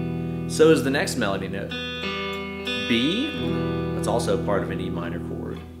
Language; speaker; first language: English; native; English